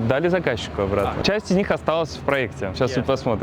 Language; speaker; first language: Russian; native; Russian